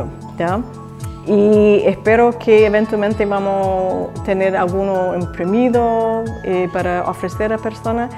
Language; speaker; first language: Spanish; non-native, learner; English